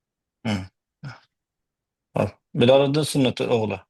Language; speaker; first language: Arabic; non-native, fluent; Uzbek